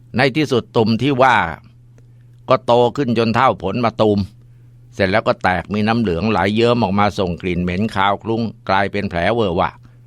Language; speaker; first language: Thai; native; Thai